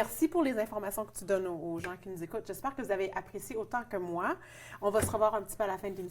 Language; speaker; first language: French; native; French